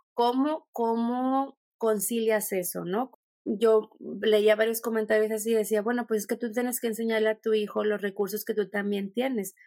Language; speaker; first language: Spanish; native; Spanish